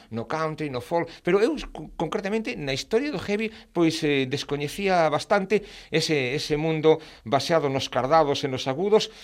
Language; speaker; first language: Galician; native; Galician